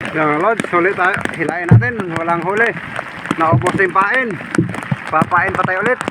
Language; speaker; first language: Filipino; non-native, local second language; Cebuano